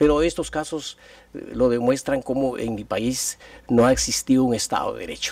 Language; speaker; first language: Spanish; native; Spanish